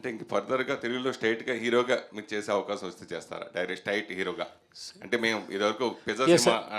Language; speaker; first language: Telugu; native; Telugu